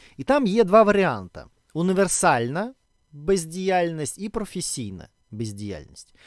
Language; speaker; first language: Ukrainian; non-native, local second language; Russian